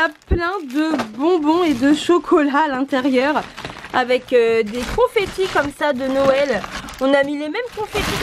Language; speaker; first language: French; native; French